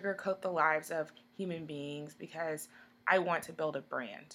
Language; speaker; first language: English; native; English